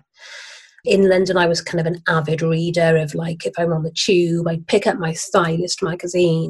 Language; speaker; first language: English; native; English